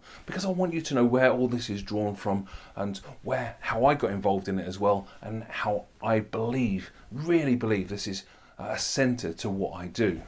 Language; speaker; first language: English; native; English